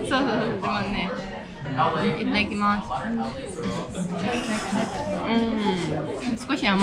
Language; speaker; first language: Japanese; non-native, learner; Ukrainian